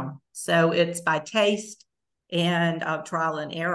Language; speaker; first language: English; native; English